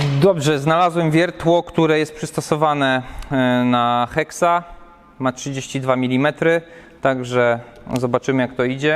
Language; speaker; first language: Polish; native; Polish